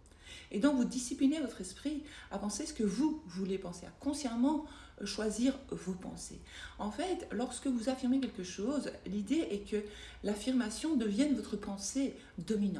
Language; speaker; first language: French; native; French